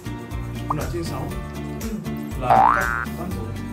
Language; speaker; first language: Vietnamese; non-native, fluent; Korean